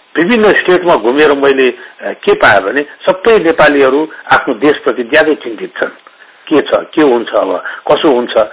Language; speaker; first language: Nepali; non-native, local second language; Newari